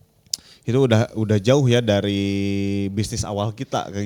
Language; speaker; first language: Indonesian; native; Indonesian